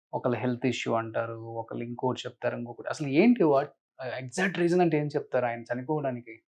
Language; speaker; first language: Telugu; native; Telugu